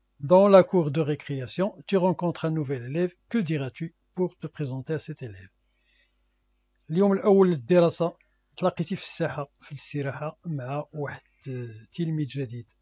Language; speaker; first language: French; non-native, local second language; Arabic